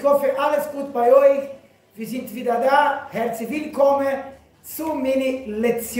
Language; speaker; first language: German; non-native, learner; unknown